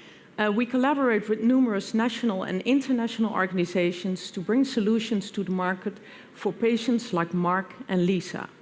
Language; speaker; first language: English; non-native, fluent; Dutch